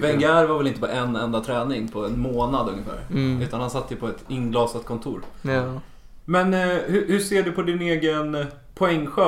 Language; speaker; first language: Swedish; native; Swedish